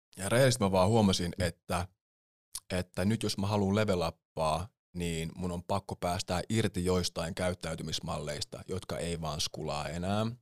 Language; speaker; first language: Finnish; early bilingual, other home language; English